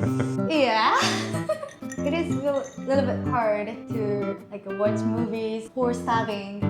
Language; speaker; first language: English; non-native, fluent; Japanese